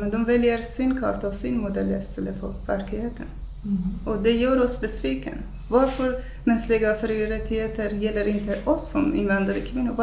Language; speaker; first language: Swedish; non-native, fluent; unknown